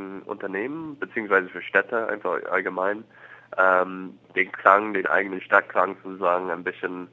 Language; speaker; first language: German; non-native, fluent; English